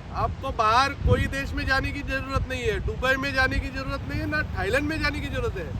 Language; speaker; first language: Hindi; non-native, local second language; Marathi